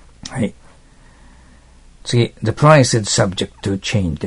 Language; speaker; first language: English; non-native, fluent; Japanese